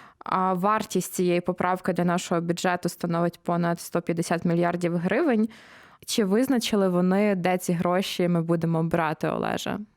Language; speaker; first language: Ukrainian; native; Ukrainian